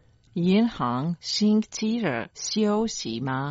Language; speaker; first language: Chinese; non-native, learner; Croatian